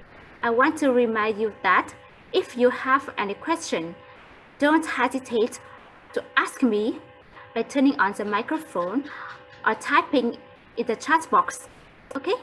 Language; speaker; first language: English; non-native, fluent; Vietnamese